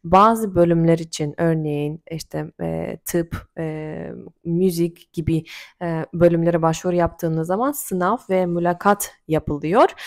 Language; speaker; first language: Turkish; non-native, fluent; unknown